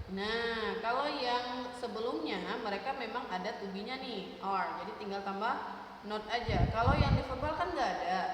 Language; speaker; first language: Indonesian; native; Indonesian